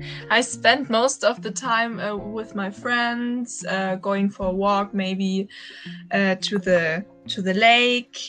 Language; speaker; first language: English; non-native, learner; German